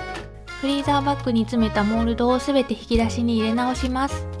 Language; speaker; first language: Japanese; native; Japanese